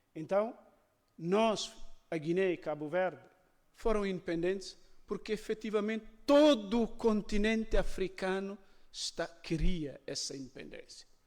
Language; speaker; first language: Portuguese; non-native, local second language; Upper Guinea Crioulo